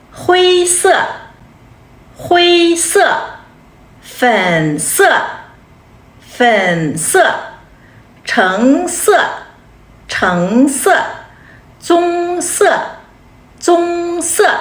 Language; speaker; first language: Chinese; non-native, fluent; Kazakh